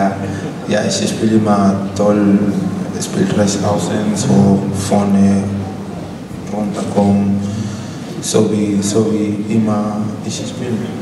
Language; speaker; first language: German; non-native, learner; Spanish